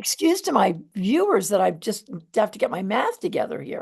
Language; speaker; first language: English; native; English